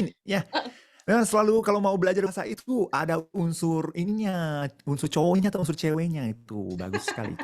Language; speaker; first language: Indonesian; non-native, fluent; Japanese